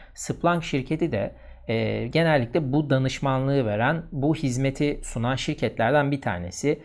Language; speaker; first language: Turkish; native; Turkish